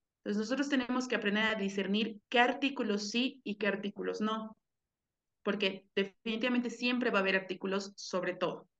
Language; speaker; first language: Spanish; native; Spanish